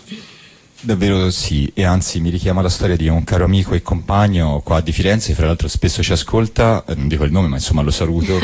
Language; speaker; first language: Italian; native; Italian